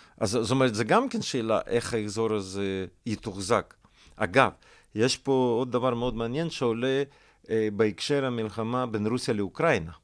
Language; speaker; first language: Hebrew; non-native, fluent; Russian